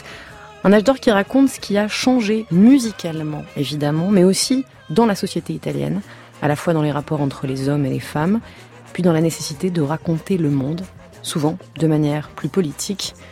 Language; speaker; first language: French; native; French